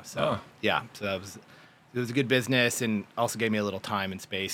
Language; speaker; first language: English; native; English